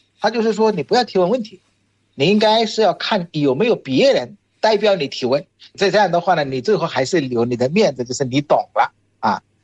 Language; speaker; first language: Chinese; non-native, fluent; Bangla